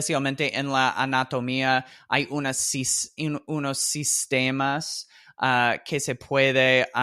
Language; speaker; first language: Spanish; non-native, fluent; English